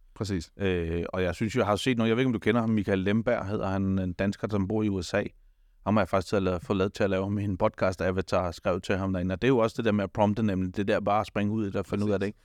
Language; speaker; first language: Danish; native; Danish